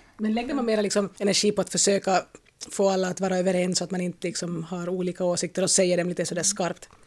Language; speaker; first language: Swedish; native; Swedish